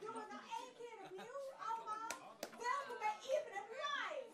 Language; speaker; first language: Dutch; non-native, local second language; Western Frisian